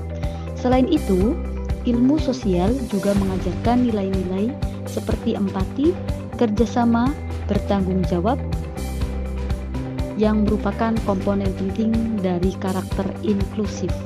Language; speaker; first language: Indonesian; native; Indonesian